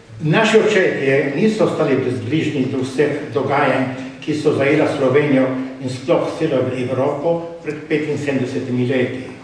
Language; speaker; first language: Slovenian; native; Slovenian